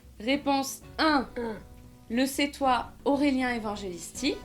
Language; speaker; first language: French; native; French